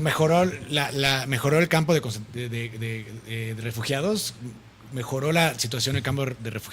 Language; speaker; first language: Spanish; native; Spanish